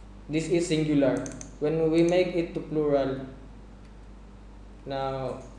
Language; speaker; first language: English; non-native, fluent; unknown